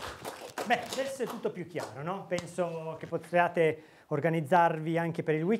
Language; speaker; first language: Italian; native; Italian